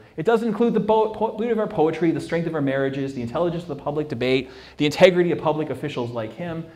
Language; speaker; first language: English; native; English